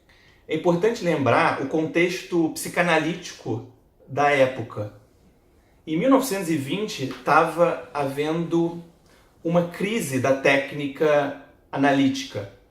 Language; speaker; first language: Portuguese; native; Portuguese